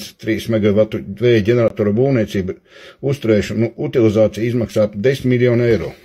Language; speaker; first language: Latvian; native; Latvian